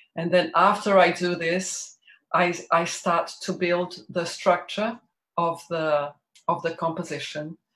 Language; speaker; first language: English; early bilingual, other home language; Portuguese